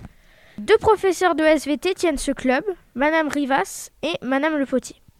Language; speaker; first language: French; native; French